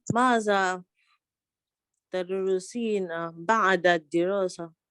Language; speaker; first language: Arabic; non-native, learner; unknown